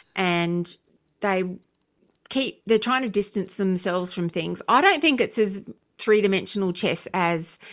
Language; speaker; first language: English; native; English